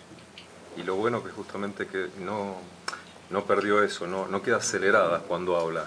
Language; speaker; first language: Spanish; native; Spanish